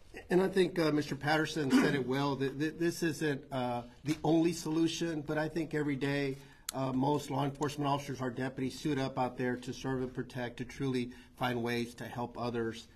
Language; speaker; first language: English; early bilingual, other home language; Spanish